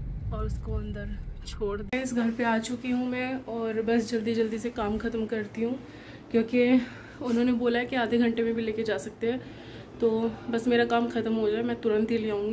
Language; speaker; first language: Hindi; native; Hindi